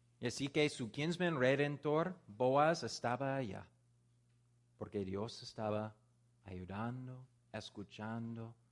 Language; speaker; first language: Spanish; non-native, learner; English